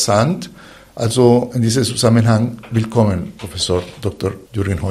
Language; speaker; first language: German; non-native, fluent; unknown